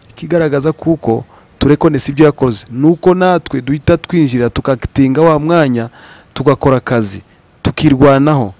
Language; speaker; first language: Kinyarwanda; native; Kinyarwanda